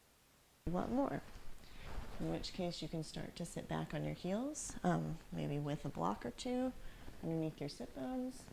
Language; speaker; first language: English; native; English